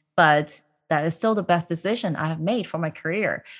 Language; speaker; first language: English; non-native, local second language; Cantonese